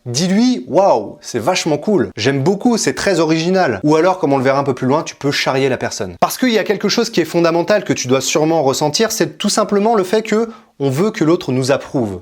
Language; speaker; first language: French; native; French